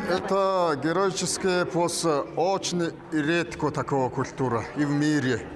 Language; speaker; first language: Russian; non-native, learner; Mongolian